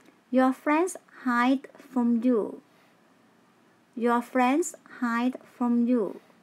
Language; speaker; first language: English; non-native, local second language; Cantonese